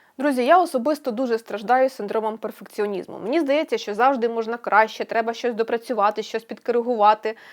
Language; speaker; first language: Ukrainian; native; Ukrainian